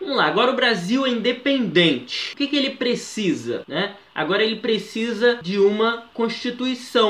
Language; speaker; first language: Portuguese; native; Portuguese